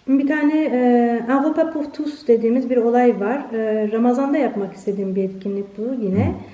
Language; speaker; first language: Turkish; early bilingual, heritage; Turkish